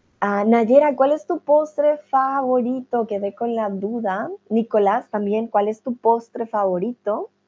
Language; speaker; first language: Spanish; native; Spanish